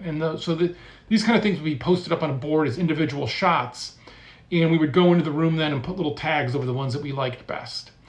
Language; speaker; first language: English; native; English